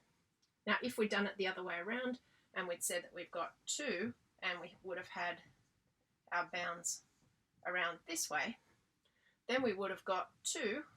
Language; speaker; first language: English; native; English